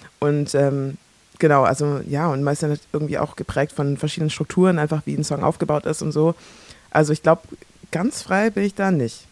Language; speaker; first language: German; early bilingual, other home language; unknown